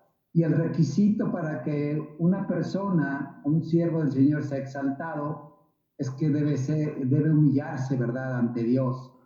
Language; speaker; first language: Spanish; native; Spanish